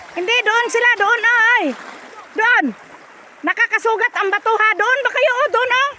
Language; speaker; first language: Filipino; native; Filipino